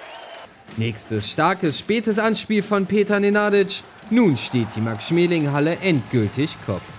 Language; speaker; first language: German; native; German